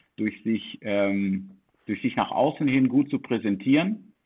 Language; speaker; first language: German; early bilingual, heritage; Dutch